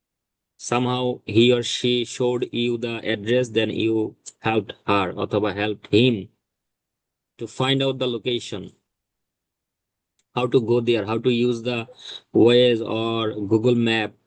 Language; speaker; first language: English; non-native, fluent; Bangla